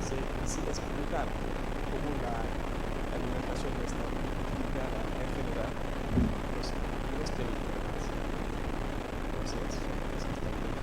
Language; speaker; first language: Spanish; non-native, fluent; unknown